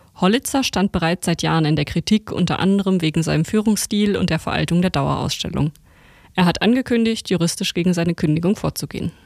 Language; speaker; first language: German; native; German